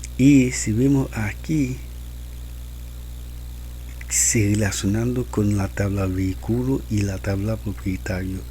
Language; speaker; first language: Spanish; non-native, learner; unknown